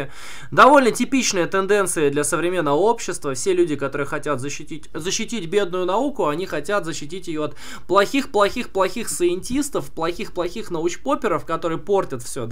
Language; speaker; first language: Russian; native; Russian